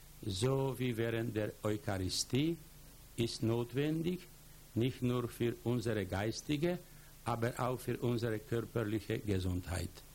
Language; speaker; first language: German; non-native, fluent; Polish